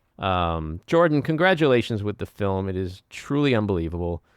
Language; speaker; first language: English; native; English